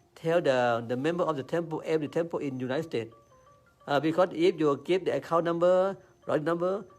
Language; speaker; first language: English; non-native, learner; Thai